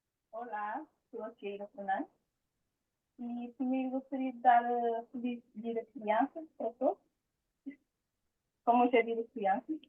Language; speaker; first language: Portuguese; non-native, local second language; Kabuverdianu